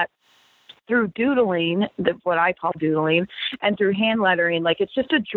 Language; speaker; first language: English; native; English